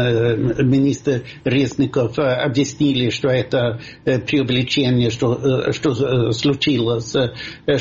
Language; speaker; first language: Russian; non-native, fluent; Swedish